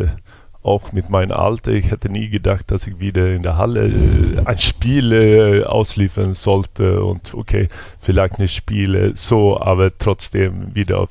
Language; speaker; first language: German; non-native, fluent; Swedish